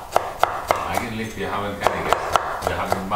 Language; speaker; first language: German; non-native, learner; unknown